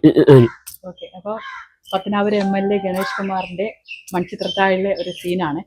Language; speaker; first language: Malayalam; native; Malayalam